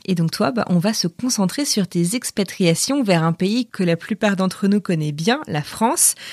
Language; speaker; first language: French; native; French